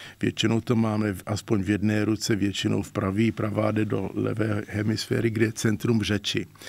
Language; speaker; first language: Czech; native; Czech